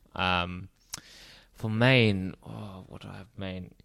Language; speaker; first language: English; native; English